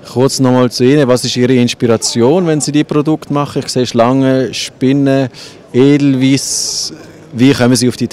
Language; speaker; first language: German; native; German